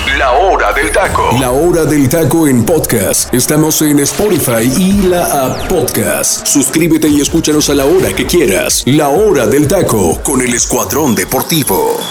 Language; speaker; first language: Spanish; native; Spanish